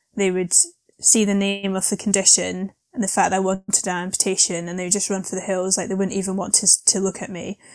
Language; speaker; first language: English; native; English